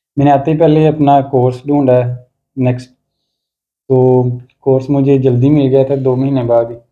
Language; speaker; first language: Urdu; non-native, local second language; Punjabi